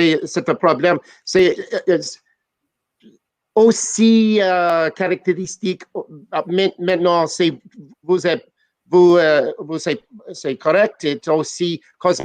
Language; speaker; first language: French; non-native, local second language; English